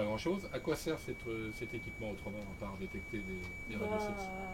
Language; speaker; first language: French; native; French